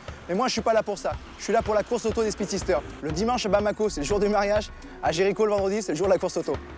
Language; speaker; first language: French; native; French